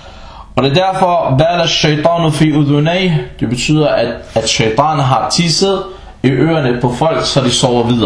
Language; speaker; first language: Danish; non-native, fluent; Arabic